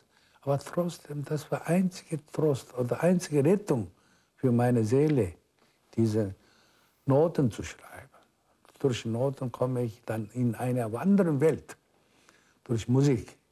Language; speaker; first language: German; non-native, fluent; Korean